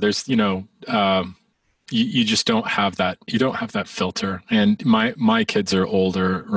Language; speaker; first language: English; native; English